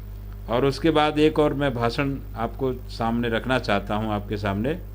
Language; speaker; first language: Hindi; native; Hindi